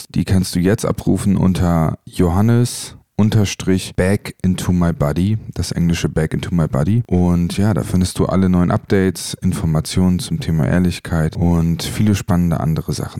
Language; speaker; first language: German; native; German